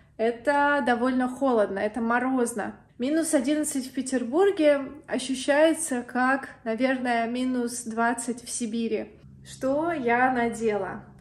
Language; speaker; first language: Russian; native; Russian